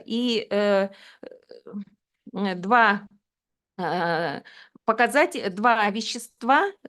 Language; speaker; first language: Russian; native; Russian